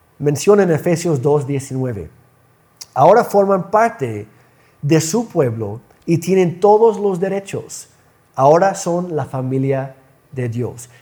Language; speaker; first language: Spanish; non-native, fluent; English